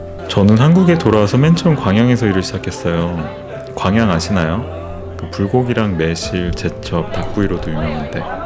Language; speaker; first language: Korean; non-native, fluent; Turkish